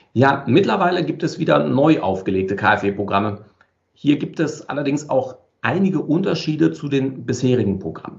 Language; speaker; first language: German; native; German